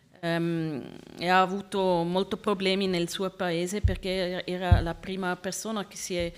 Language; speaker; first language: Italian; non-native, learner; Swiss German